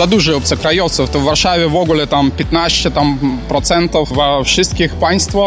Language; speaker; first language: Polish; non-native, learner; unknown